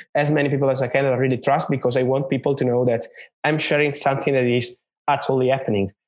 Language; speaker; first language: English; non-native, fluent; Italian